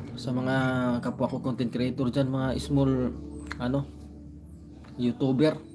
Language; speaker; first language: Filipino; non-native, local second language; Cebuano